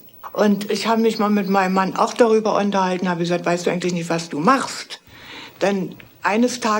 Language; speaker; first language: German; native; German